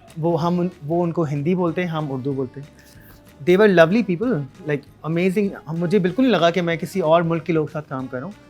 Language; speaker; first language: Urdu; native; Urdu